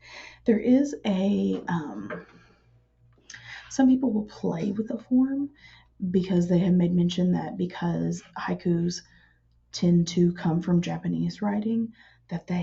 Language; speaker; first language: English; native; English